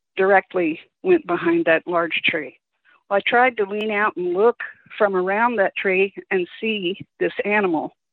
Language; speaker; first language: English; native; English